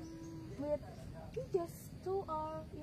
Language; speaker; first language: English; non-native, learner; Javanese